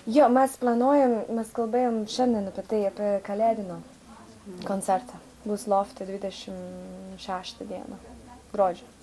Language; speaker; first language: Lithuanian; non-native, learner; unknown